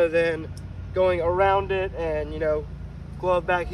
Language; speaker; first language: English; native; English